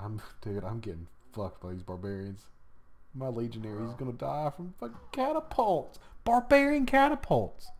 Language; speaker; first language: English; native; English